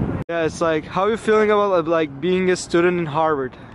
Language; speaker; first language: English; non-native, learner; Turkish